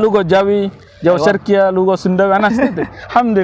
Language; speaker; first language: Arabic; non-native, learner; Indonesian